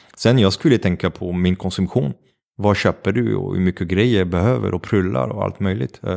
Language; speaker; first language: Swedish; non-native, fluent; French